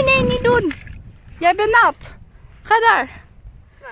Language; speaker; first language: Dutch; non-native, learner; Filipino